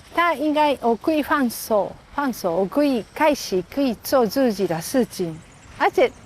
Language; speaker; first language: Chinese; non-native, fluent; Japanese